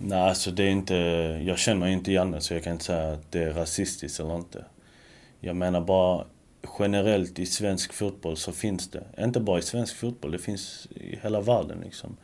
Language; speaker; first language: Swedish; early bilingual, other home language; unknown